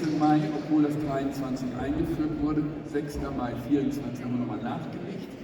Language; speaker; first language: German; native; German